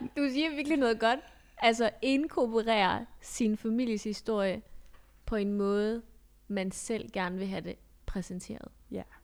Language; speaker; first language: Danish; early bilingual, other home language; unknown